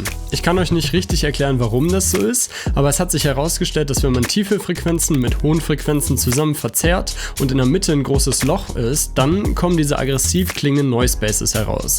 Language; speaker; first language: German; native; German